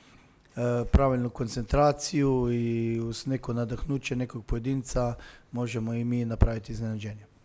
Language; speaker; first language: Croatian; non-native, fluent; Slovenian